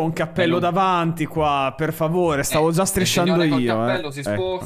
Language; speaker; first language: Italian; native; Italian